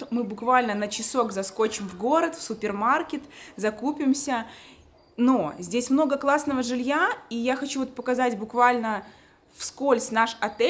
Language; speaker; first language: Russian; native; Russian